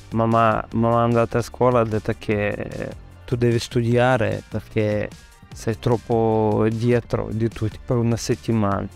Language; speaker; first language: Italian; non-native, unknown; Russian